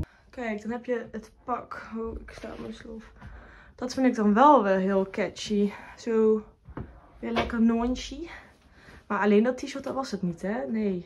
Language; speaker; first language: Dutch; native; Dutch